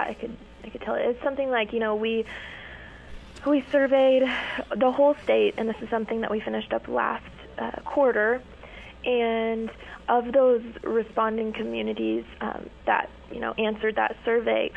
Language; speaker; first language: English; native; English